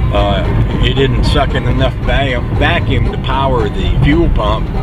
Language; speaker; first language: English; native; English